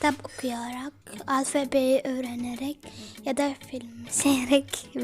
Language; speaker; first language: Turkish; early bilingual, other home language; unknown